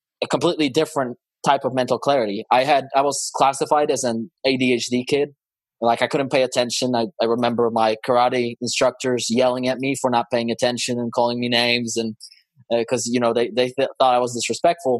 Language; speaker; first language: English; non-native, fluent; Polish